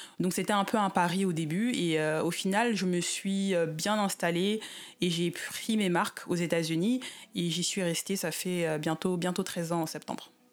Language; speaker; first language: French; native; French